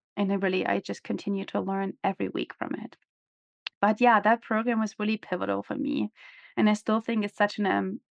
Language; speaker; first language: English; non-native, fluent; German